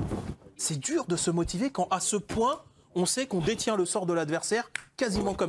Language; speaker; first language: French; native; French